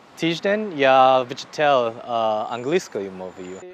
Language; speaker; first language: Ukrainian; non-native, learner; English